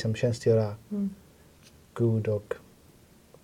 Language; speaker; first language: Swedish; non-native, fluent; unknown